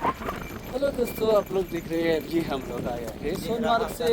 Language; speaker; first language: Hindi; non-native, local second language; Kannada